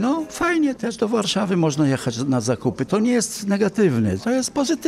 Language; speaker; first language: Polish; early bilingual, heritage; Polish